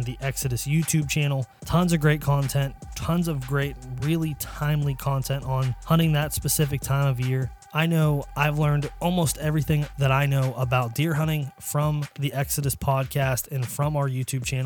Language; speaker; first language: English; native; English